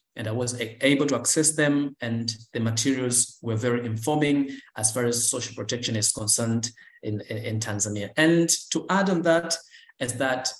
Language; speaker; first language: English; non-native, local second language; Swahili